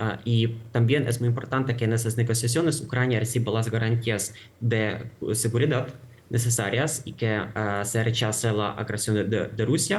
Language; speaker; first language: Spanish; non-native, fluent; Ukrainian